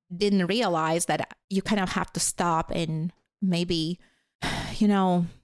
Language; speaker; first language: English; non-native, fluent; Latvian